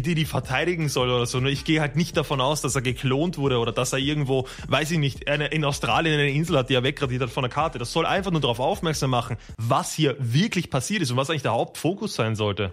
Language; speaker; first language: German; native; German